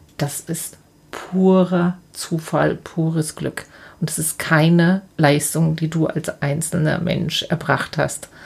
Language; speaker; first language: German; native; German